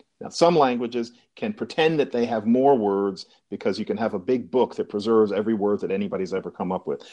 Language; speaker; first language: English; native; English